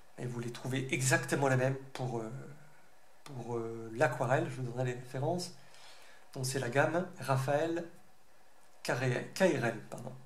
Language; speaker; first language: French; native; French